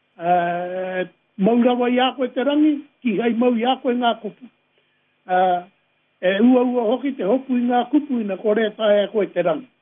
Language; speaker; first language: Māori; native; Māori